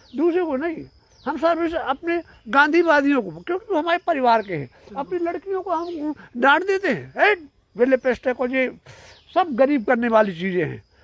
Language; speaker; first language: Hindi; native; Hindi